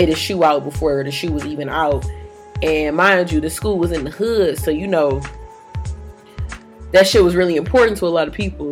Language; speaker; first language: English; native; English